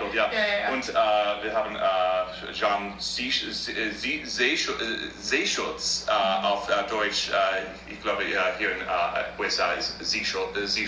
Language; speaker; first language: German; non-native, fluent; English